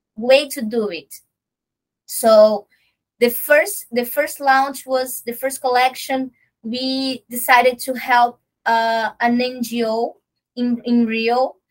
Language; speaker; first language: English; non-native, learner; Portuguese